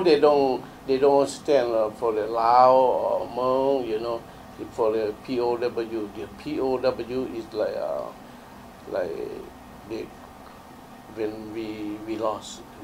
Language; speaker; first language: English; non-native, learner; Lao